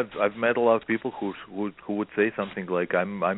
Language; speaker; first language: English; non-native, fluent; Russian